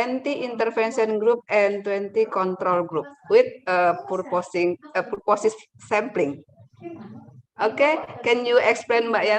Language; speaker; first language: English; non-native, learner; Indonesian